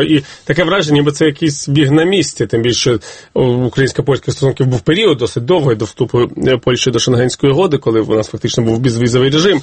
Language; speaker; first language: Ukrainian; native; Ukrainian